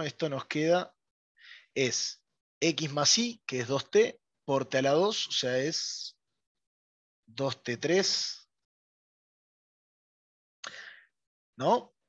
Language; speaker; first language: Spanish; native; Spanish